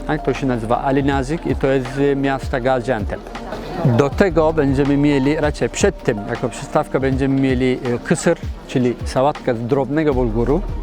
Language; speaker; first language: Polish; non-native, fluent; Turkish